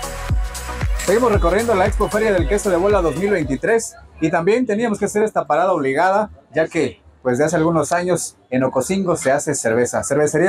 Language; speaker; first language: Spanish; native; Spanish